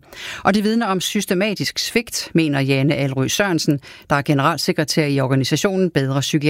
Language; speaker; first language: Danish; native; Danish